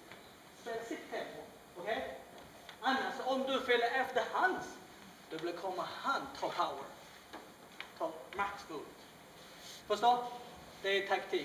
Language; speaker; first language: Swedish; non-native, learner; Chinese